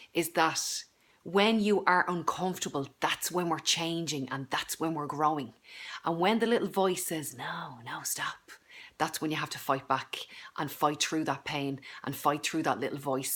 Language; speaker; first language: English; native; English